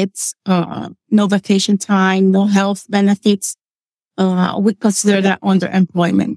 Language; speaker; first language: English; non-native, fluent; Spanish